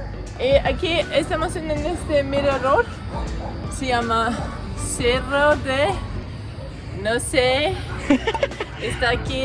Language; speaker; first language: Spanish; non-native, learner; English